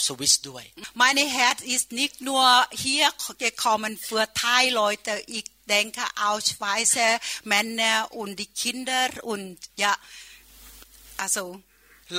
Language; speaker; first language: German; non-native, learner; Thai